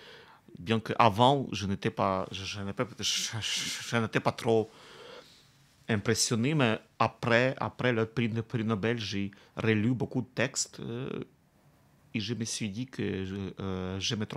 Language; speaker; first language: French; non-native, fluent; Russian